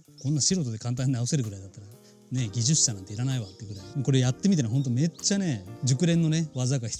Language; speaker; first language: Japanese; native; Japanese